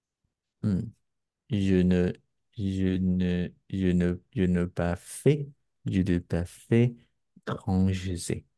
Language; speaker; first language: French; non-native, learner; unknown